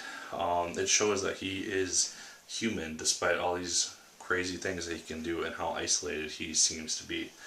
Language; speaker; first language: English; native; English